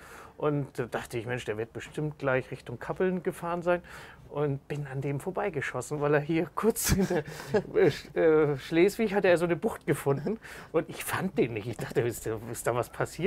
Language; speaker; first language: German; native; German